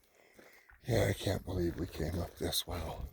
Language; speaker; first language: English; native; English